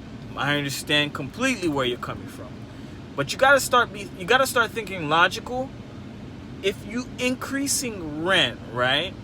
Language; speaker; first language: English; native; English